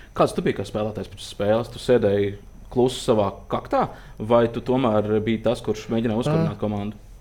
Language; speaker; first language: Latvian; native; Latvian